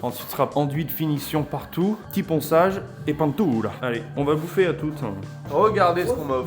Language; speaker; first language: French; native; French